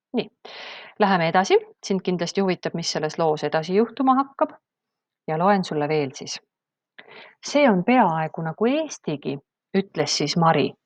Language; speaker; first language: Estonian; native; Estonian